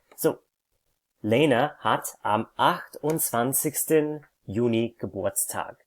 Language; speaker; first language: German; non-native, fluent; English